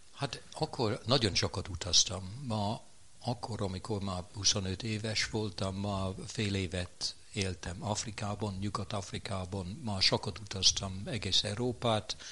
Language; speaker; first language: Hungarian; non-native, fluent; English